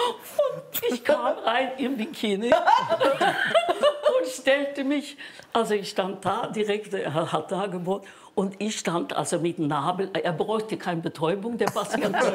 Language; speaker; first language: German; non-native, fluent; Norwegian